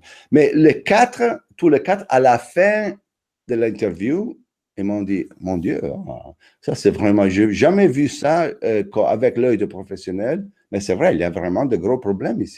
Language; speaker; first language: French; non-native, fluent; Italian